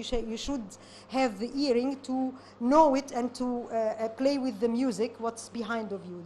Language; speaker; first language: English; non-native, learner; Arabic